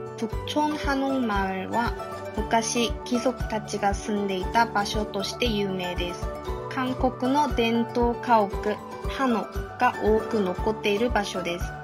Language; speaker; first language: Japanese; non-native, fluent; Korean